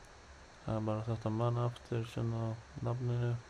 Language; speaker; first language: Icelandic; non-native, learner; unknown